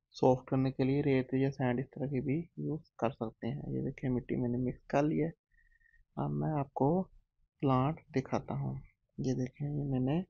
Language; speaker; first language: Urdu; non-native, local second language; Punjabi